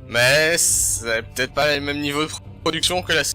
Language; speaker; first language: French; native; French